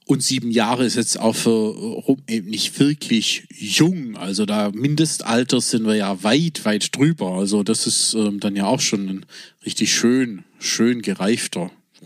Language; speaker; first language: German; native; German